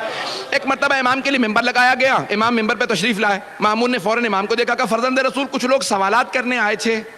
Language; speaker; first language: Urdu; native; Urdu